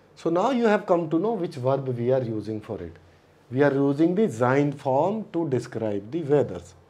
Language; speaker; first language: English; non-native, local second language; Hindi